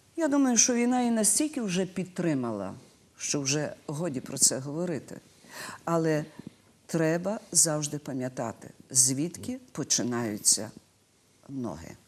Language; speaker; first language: Ukrainian; native; Ukrainian